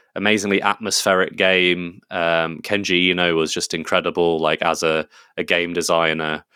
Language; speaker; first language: English; native; English